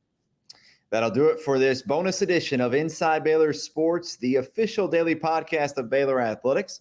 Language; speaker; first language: English; native; English